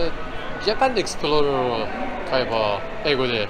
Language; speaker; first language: Japanese; non-native, learner; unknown